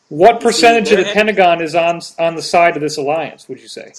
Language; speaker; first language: English; native; English